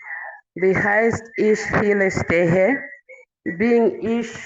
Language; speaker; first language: German; non-native, learner; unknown